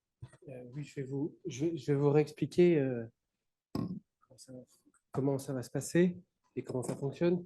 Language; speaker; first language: French; native; French